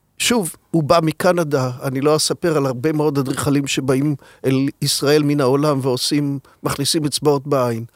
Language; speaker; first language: Hebrew; native; Hebrew